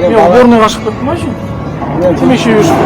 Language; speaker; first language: Kazakh; native; Kazakh